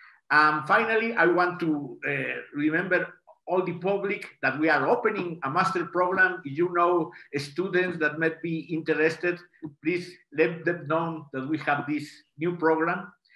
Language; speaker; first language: English; non-native, fluent; Spanish